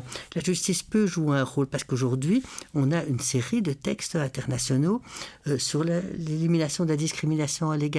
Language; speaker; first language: French; native; French